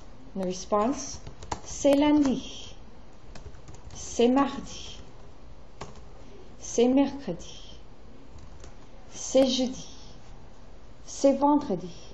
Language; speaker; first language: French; non-native, fluent; English